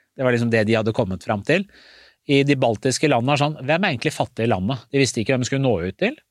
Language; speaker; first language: Norwegian; early bilingual, other home language; Persian